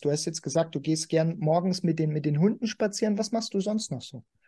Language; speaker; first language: German; native; German